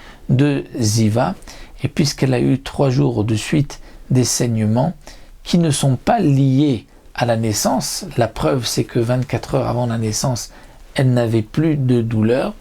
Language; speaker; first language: French; native; French